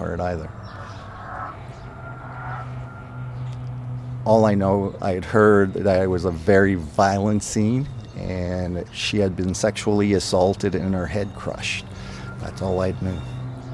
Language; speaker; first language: English; non-native, fluent; French